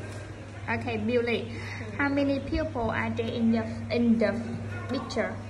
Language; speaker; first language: English; non-native, fluent; Vietnamese